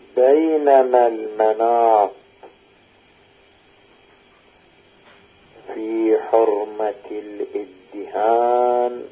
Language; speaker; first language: Arabic; native; Arabic